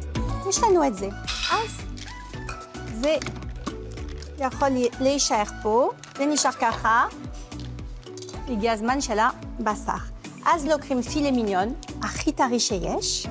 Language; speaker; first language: Hebrew; non-native, fluent; French